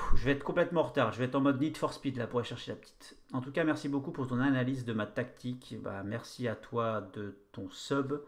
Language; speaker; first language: French; native; French